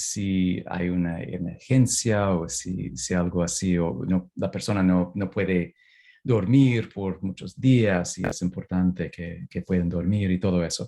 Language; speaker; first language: Spanish; non-native, fluent; English